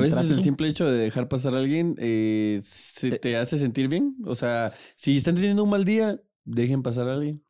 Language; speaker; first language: Spanish; native; Spanish